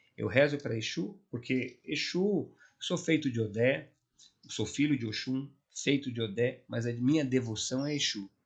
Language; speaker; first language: Portuguese; native; Portuguese